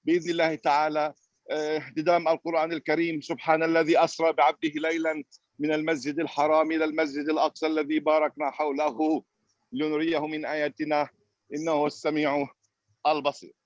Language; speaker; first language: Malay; non-native, fluent; Arabic